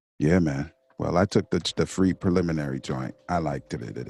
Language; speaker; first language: English; native; English